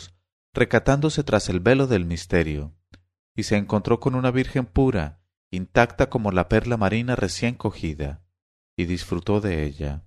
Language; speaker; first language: Spanish; native; Spanish